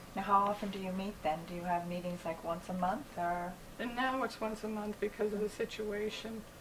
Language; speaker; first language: English; native; English